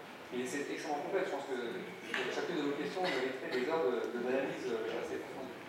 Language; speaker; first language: French; native; French